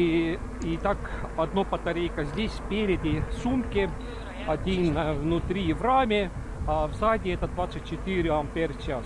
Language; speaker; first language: Russian; non-native, local second language; Estonian